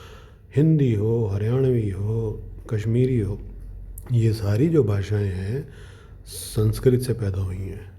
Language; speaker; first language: Hindi; native; Hindi